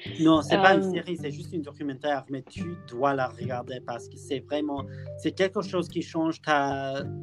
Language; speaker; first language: French; non-native, learner; English